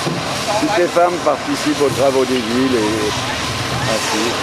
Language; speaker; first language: French; native; French